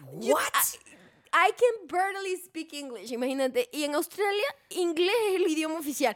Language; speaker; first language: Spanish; native; Spanish